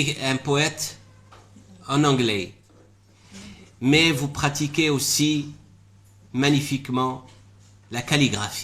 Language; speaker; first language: French; non-native, local second language; Arabic